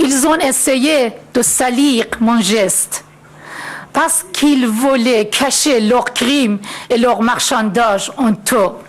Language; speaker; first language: French; non-native, fluent; Persian